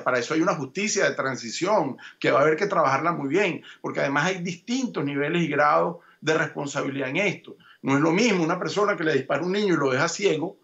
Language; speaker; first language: Spanish; native; Spanish